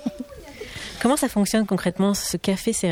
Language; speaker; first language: French; native; French